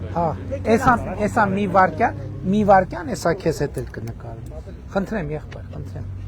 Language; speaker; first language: Armenian; native; Armenian